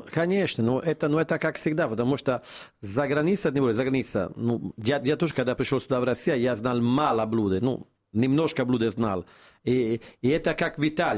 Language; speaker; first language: Russian; non-native, fluent; Italian